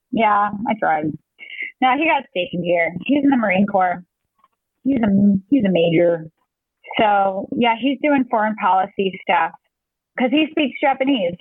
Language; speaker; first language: English; native; English